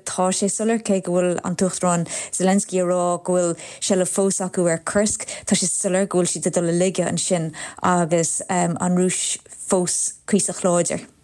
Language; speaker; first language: Irish; non-native, local second language; English